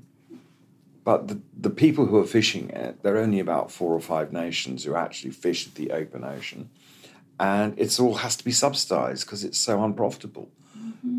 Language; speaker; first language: English; native; English